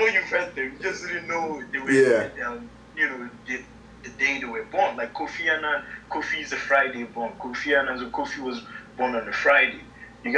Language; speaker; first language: English; native; English